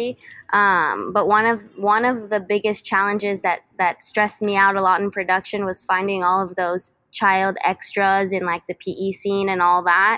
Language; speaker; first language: English; native; English